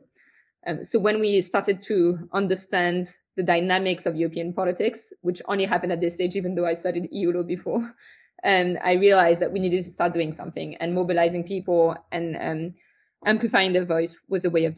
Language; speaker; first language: English; non-native, fluent; French